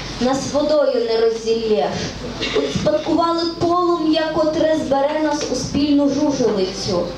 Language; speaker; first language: Ukrainian; native; Ukrainian